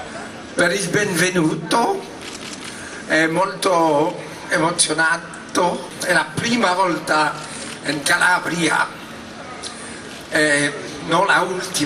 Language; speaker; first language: Italian; non-native, learner; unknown